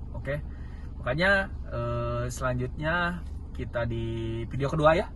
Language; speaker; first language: Indonesian; native; Indonesian